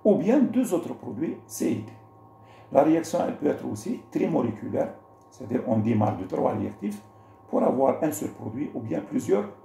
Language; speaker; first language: French; non-native, local second language; Arabic